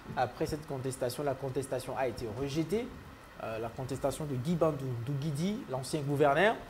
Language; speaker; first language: French; native; French